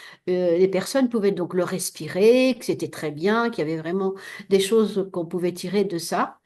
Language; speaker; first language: French; native; French